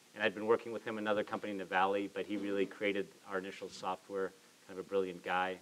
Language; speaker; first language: English; native; English